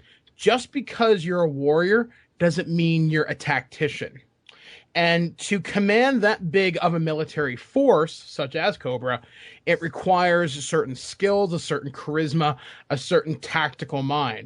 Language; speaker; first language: English; native; English